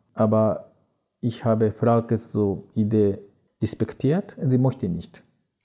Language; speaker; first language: German; non-native, learner; Japanese